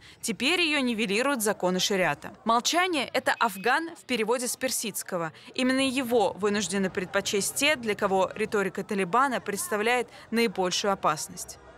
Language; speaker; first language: Russian; native; Russian